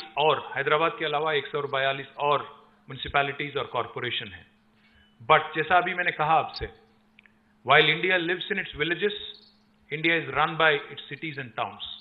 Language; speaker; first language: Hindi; non-native, local second language; Telugu